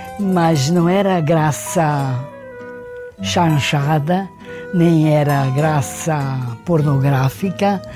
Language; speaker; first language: Portuguese; early bilingual, other home language; Hungarian